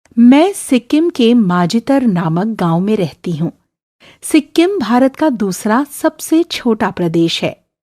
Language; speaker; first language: Hindi; native; Hindi